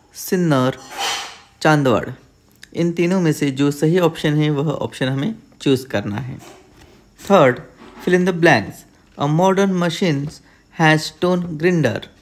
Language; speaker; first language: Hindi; non-native, local second language; Marathi